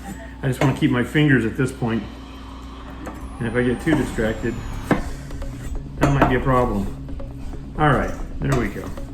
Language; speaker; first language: English; native; English